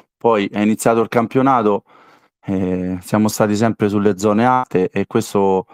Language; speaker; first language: Italian; native; Italian